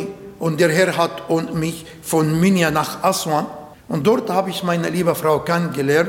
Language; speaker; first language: German; non-native, learner; Arabic